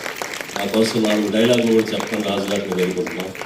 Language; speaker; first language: Telugu; native; Telugu